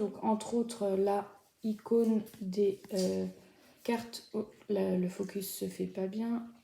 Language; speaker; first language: French; native; French